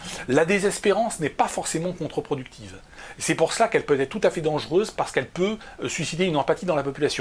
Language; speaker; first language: French; native; French